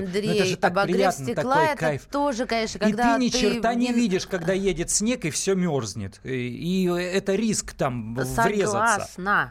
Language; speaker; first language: Russian; native; Russian